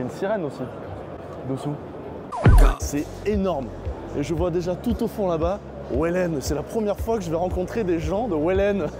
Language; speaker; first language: French; native; French